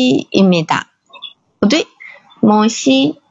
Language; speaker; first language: Korean; non-native, learner; Chinese